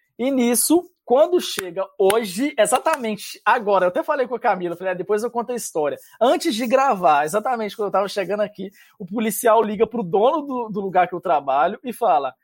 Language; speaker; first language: Portuguese; native; Portuguese